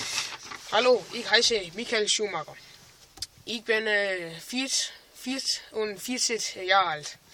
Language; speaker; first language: German; non-native, learner; Danish